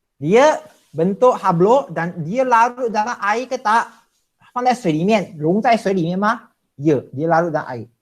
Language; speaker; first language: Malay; non-native, local second language; Chinese